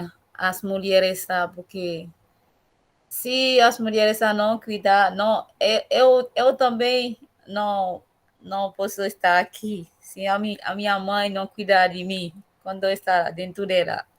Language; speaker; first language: Portuguese; non-native, learner; Haitian Creole